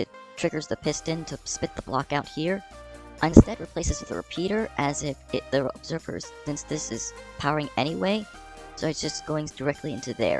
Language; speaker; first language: English; native; English